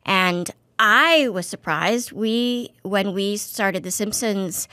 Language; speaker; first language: English; native; English